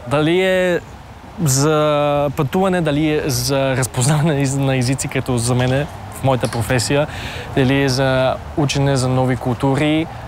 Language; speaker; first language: Bulgarian; early bilingual, heritage; Bulgarian